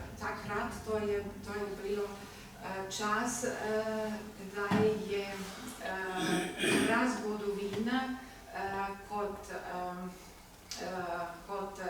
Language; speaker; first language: Slovenian; non-native, learner; German